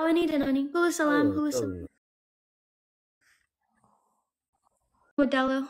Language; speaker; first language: Amharic; non-native, learner; English